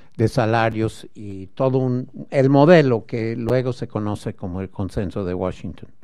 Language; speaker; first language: Spanish; non-native, fluent; English